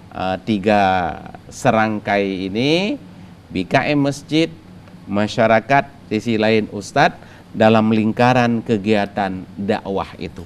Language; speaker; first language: Indonesian; native; Indonesian